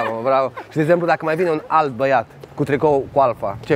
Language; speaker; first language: Romanian; native; Romanian